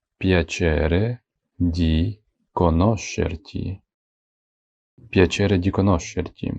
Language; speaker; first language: Italian; non-native, fluent; Ukrainian